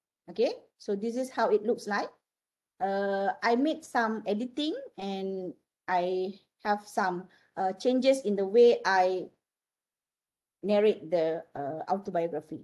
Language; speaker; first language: English; non-native, local second language; Malay